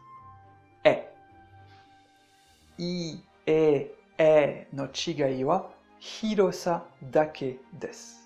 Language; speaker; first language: Japanese; non-native, fluent; French